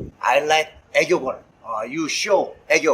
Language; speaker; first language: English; non-native, learner; Korean